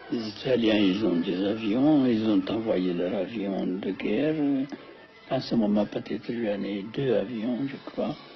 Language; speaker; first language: French; non-native, fluent; Amharic